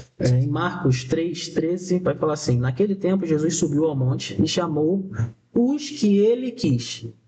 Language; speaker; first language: Portuguese; native; Portuguese